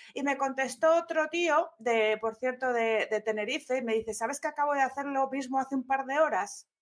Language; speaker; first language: Spanish; native; Spanish